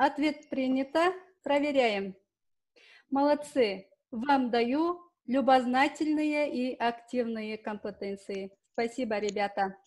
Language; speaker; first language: Russian; non-native, local second language; Kyrgyz